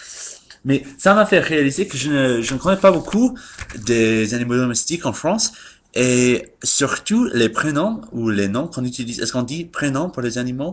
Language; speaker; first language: French; non-native, learner; English